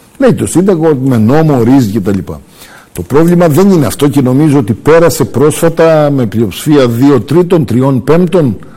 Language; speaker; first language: Greek; early bilingual, heritage; Greek